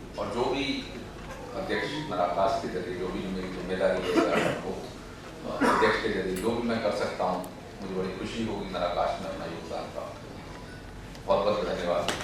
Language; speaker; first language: Hindi; native; Hindi